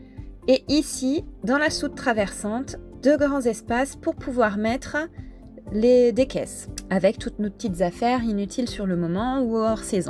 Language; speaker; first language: French; native; French